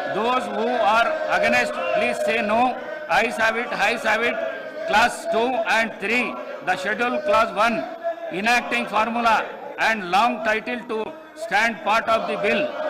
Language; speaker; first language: English; non-native, local second language; Telugu